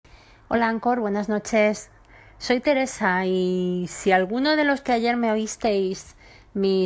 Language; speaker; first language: Spanish; native; Spanish